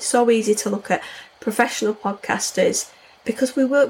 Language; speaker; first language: English; native; English